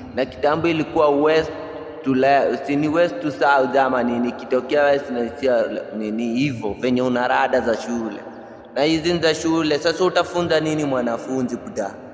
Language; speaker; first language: Swahili; native; Swahili